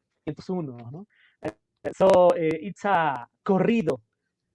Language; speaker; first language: English; non-native, learner; Spanish